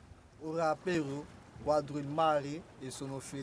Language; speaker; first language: Italian; non-native, learner; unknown